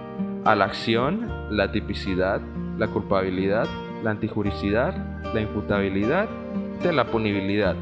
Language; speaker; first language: Spanish; native; Spanish